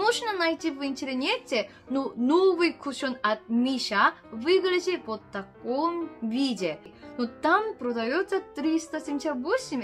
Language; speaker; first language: Russian; non-native, learner; Korean